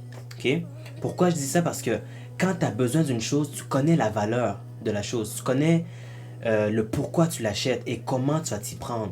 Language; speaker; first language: French; native; French